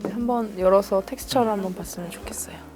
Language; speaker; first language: Korean; native; Korean